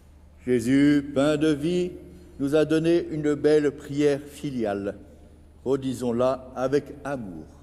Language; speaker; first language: French; native; French